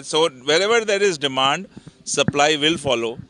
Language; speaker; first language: Hindi; non-native, local second language; Punjabi